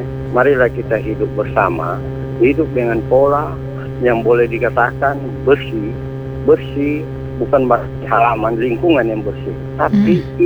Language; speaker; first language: Indonesian; native; Indonesian